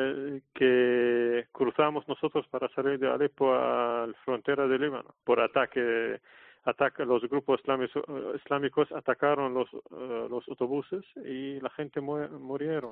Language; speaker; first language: Spanish; non-native, learner; Arabic